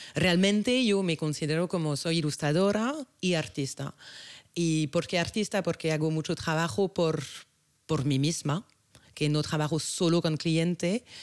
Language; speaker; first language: Spanish; non-native, fluent; French